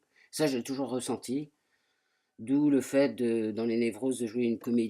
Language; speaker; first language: French; native; French